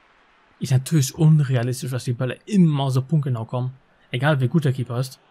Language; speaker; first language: German; native; German